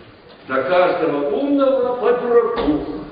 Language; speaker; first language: Russian; non-native, fluent; English